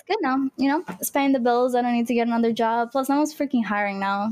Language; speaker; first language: English; non-native, fluent; Greek